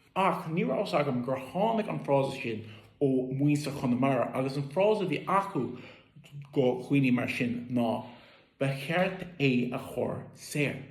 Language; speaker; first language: Irish; native; Irish